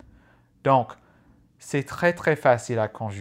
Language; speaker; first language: French; non-native, fluent; English